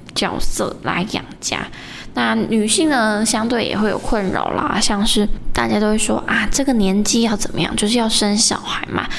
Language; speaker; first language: Chinese; native; Chinese